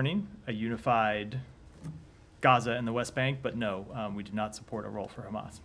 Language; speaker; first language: English; native; English